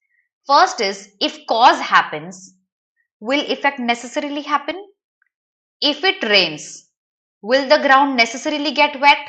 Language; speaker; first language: English; non-native, local second language; Hindi